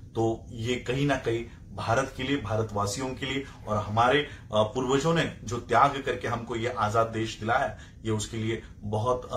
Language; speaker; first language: Hindi; non-native, local second language; Marathi